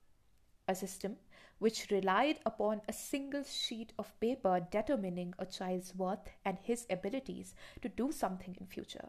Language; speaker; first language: English; non-native, local second language; Hindi